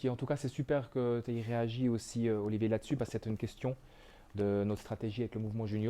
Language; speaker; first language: French; native; French